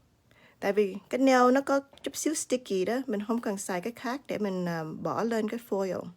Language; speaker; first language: Vietnamese; early bilingual, heritage; Vietnamese